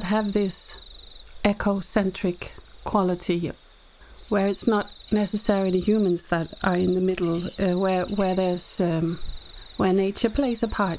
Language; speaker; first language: English; native; English